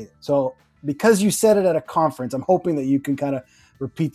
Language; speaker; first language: English; native; English